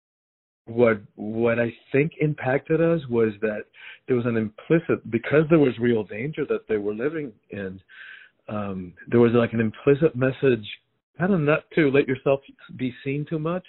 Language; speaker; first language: English; early bilingual, other home language; Spanish